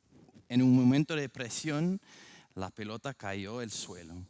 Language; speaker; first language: Spanish; non-native, fluent; English